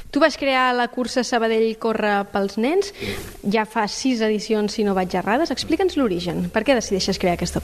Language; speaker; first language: Catalan; native; Catalan